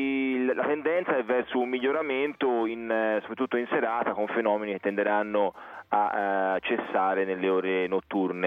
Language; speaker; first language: Italian; native; Italian